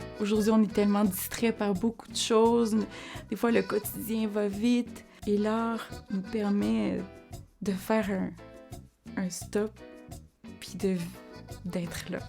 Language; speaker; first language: French; early bilingual, other home language; Spanish